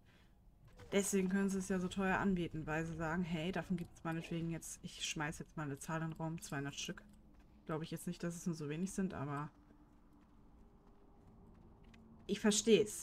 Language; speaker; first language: German; native; German